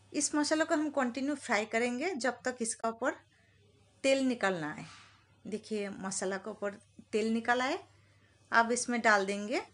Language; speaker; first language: Hindi; non-native, local second language; Bangla